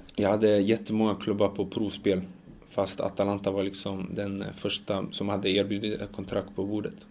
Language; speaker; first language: Swedish; early bilingual, other home language; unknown